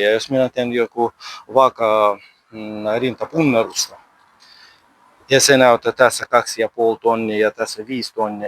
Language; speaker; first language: Finnish; non-native, learner; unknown